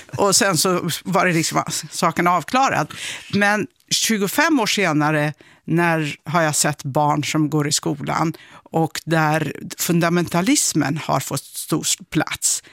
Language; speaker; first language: Swedish; early bilingual, other home language; Kurdish